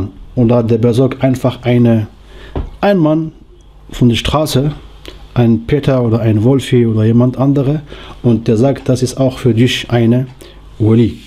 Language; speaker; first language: German; non-native, learner; Arabic